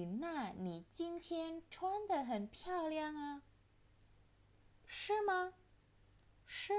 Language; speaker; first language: Chinese; non-native, fluent; Indonesian